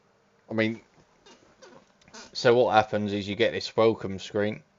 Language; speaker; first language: English; native; English